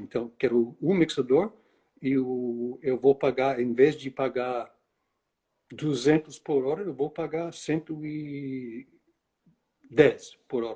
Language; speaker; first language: Portuguese; non-native, fluent; English